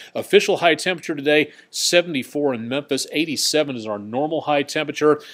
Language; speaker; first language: English; native; English